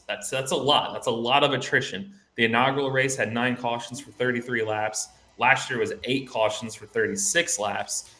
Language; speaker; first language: English; native; English